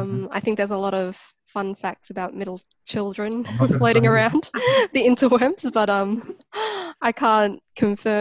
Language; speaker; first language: English; native; English